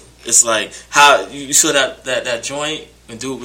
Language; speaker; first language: English; native; English